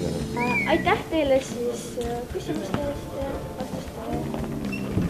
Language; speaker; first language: Estonian; non-native, local second language; Russian